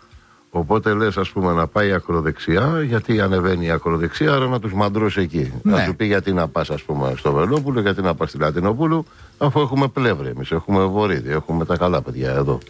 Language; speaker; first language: Greek; native; Greek